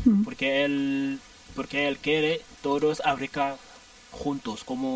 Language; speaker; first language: Spanish; non-native, learner; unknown